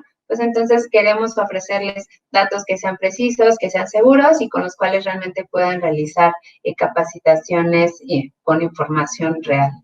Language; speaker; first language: Spanish; native; Spanish